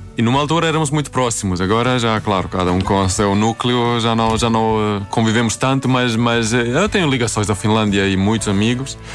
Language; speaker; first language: Portuguese; non-native, fluent; Swedish